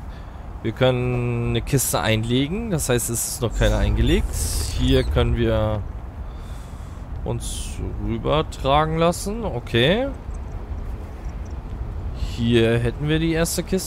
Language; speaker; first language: German; native; German